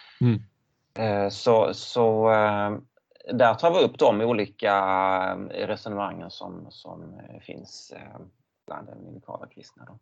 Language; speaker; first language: Swedish; native; Swedish